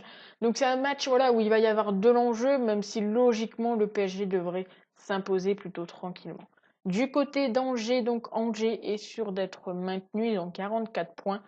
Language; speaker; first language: French; native; French